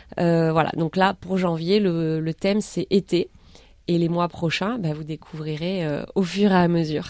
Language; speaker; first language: French; native; French